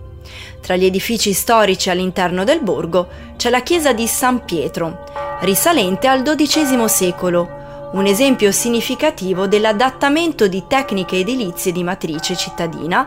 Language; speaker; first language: Italian; native; Italian